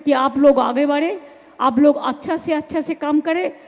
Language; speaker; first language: Hindi; non-native, local second language; Bangla